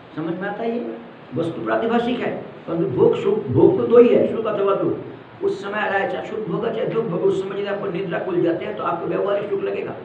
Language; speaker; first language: Hindi; non-native, local second language; Malayalam